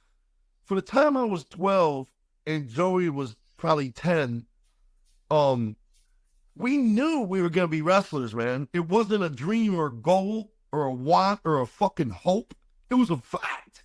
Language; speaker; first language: English; native; English